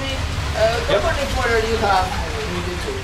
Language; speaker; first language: English; non-native, learner; Spanish